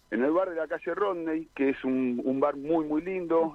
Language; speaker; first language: Spanish; native; Spanish